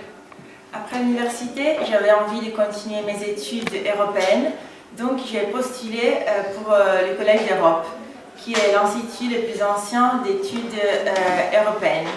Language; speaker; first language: French; non-native, fluent; Italian